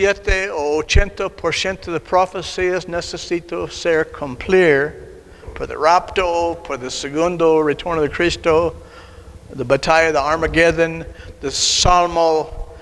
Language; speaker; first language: Spanish; non-native, learner; English